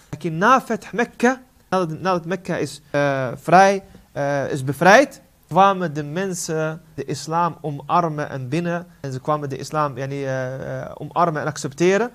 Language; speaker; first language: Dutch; non-native, fluent; Arabic